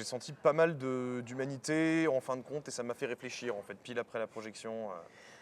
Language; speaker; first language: French; native; French